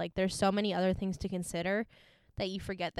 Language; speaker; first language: English; native; English